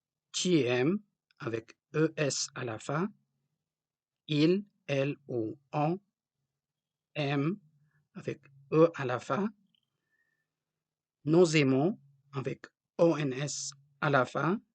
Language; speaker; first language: French; non-native, local second language; Arabic